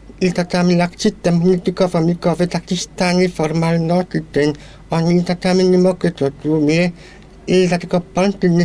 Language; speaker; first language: Polish; non-native, local second language; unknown